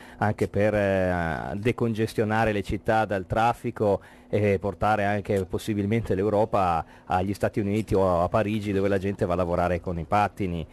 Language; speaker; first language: Italian; native; Italian